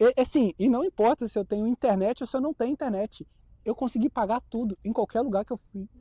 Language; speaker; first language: Portuguese; native; Portuguese